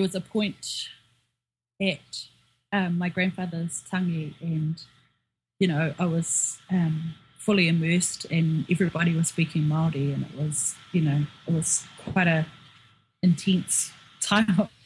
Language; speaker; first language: English; native; English